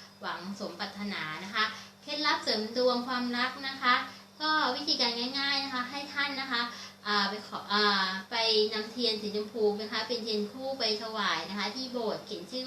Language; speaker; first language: Thai; native; Thai